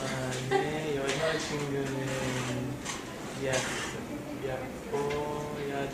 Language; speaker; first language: Korean; non-native, learner; English